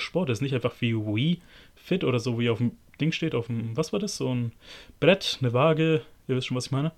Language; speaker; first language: German; native; German